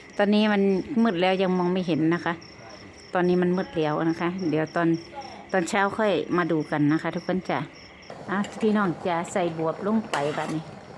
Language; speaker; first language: Thai; native; Thai